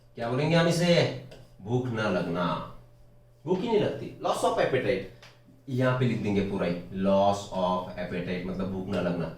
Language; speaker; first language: Hindi; non-native, local second language; Marathi